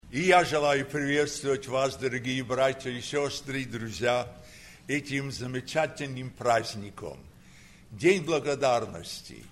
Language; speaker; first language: Russian; early bilingual, heritage; Russian